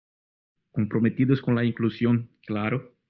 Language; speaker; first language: Spanish; non-native, fluent; Portuguese